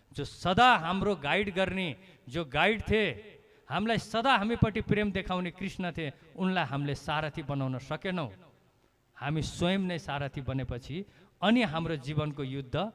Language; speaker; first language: Nepali; native; Nepali